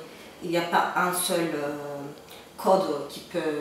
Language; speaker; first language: French; non-native, fluent; Turkish